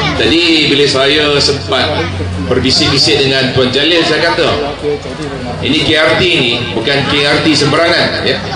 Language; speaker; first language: Malay; non-native, local second language; Chinese